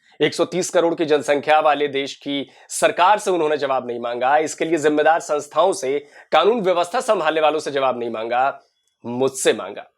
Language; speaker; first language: Hindi; native; Hindi